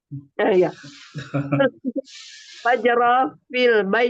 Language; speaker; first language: Arabic; non-native, learner; Indonesian